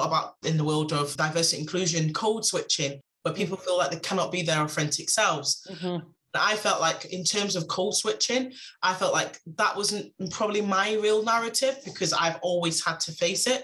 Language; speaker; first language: English; native; English